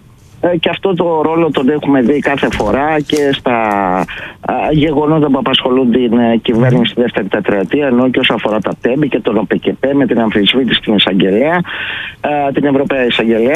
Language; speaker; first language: Greek; native; Greek